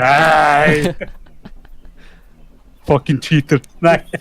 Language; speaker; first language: German; native; German